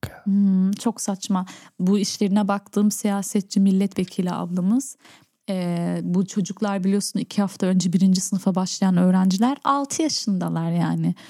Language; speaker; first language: Turkish; early bilingual, heritage; Turkish